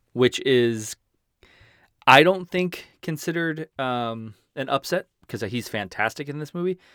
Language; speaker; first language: English; native; English